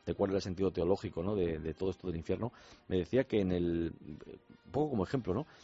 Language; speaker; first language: Spanish; native; Spanish